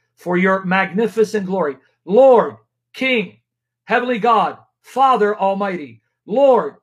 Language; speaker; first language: English; native; English